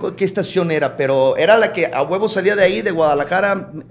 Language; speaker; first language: Spanish; early bilingual, heritage; Spanish